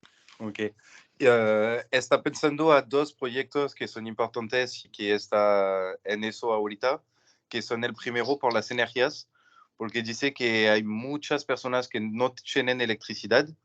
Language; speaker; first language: Spanish; non-native, learner; French